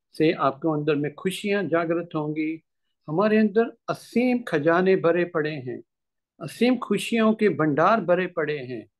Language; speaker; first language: Hindi; native; Hindi